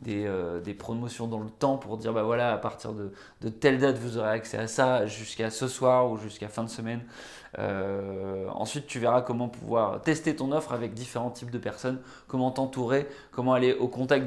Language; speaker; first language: French; native; French